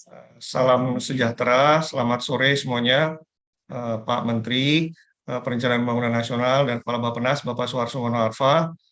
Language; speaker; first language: Indonesian; native; Indonesian